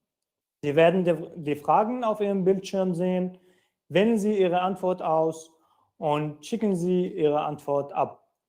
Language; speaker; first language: German; non-native, fluent; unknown